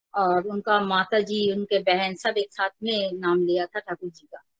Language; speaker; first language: Hindi; non-native, local second language; Bangla